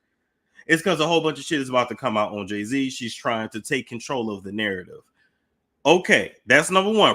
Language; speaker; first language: English; native; English